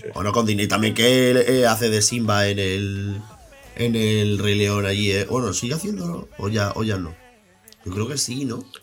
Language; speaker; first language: Spanish; native; Spanish